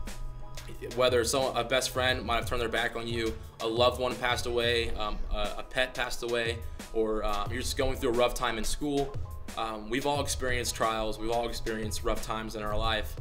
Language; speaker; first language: English; native; English